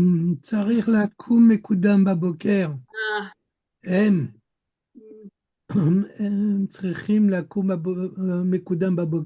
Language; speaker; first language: Hebrew; non-native, learner; French